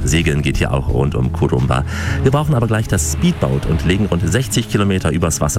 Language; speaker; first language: German; native; German